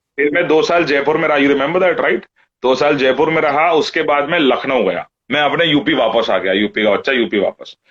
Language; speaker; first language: Hindi; native; Hindi